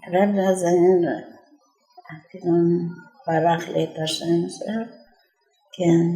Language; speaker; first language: Hebrew; non-native, fluent; Yiddish